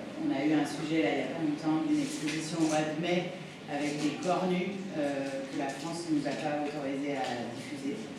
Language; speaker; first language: French; native; French